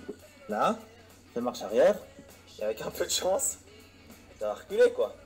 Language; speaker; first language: French; native; French